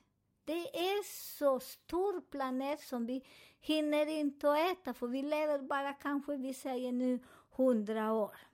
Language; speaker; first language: Swedish; non-native, learner; Spanish